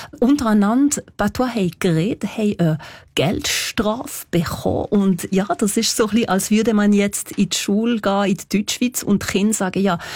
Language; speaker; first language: German; non-native, local second language; French